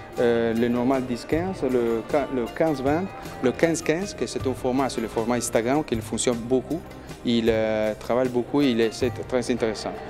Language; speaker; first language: French; non-native, learner; Spanish